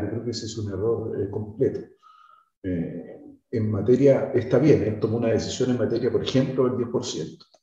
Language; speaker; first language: Spanish; native; Spanish